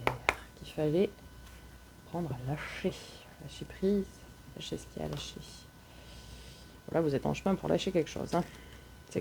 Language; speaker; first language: French; native; French